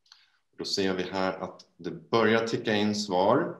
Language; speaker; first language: Swedish; native; Swedish